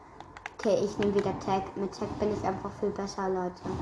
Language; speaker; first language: German; native; German